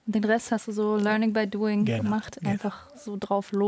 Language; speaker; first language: German; native; German